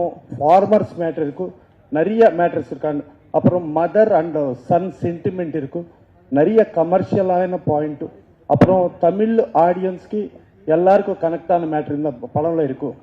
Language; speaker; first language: Tamil; non-native, learner; Telugu